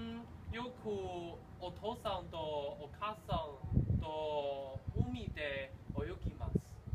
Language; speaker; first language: Japanese; non-native, learner; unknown